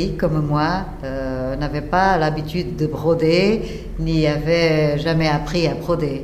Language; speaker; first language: French; non-native, fluent; Portuguese